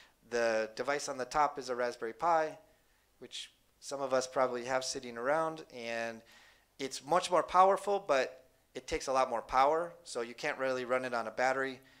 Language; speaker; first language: English; native; English